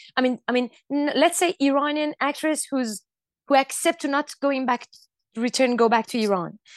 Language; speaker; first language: English; non-native, fluent; Persian